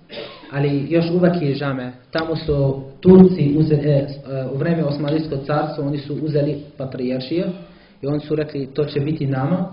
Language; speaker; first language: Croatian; non-native, learner; Arabic